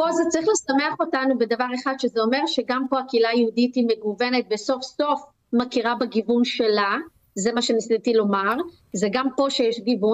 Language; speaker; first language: Hebrew; native; Hebrew